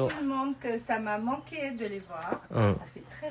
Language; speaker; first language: French; native; French